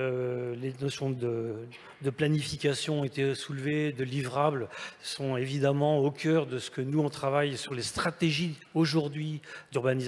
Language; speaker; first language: French; native; French